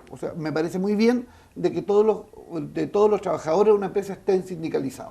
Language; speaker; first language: Spanish; native; Spanish